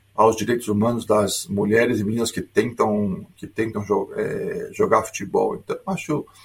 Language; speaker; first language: Portuguese; native; Portuguese